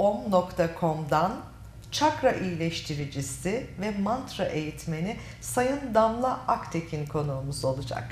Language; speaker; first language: Turkish; native; Turkish